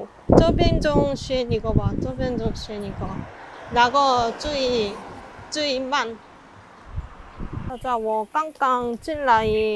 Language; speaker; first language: Chinese; non-native, fluent; Korean